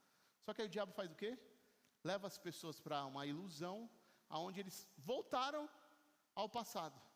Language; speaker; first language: Portuguese; native; Portuguese